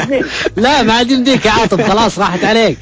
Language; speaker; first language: Arabic; native; Arabic